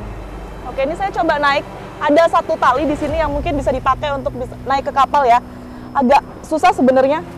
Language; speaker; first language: Indonesian; native; Indonesian